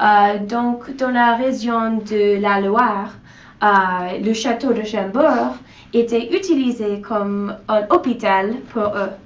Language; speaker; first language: French; non-native, learner; English